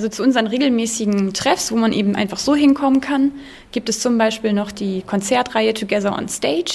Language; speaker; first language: German; native; German